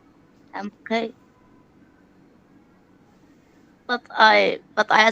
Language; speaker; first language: English; non-native, learner; Arabic